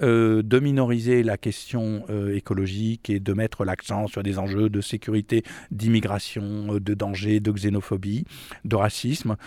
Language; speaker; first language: French; native; French